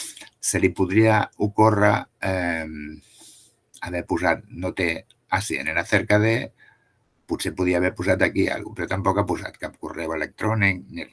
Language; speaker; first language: Catalan; native; Catalan